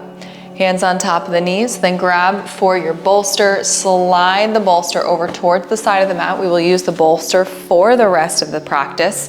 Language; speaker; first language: English; native; English